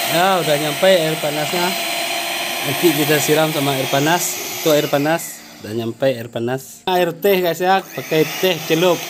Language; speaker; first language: Malay; non-native, local second language; Minangkabau